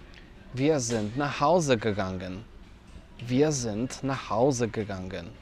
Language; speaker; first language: German; non-native, fluent; Polish